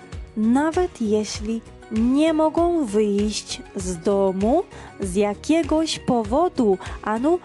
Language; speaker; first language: Polish; non-native, fluent; Georgian